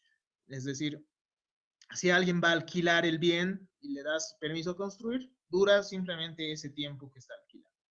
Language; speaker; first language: Spanish; native; Spanish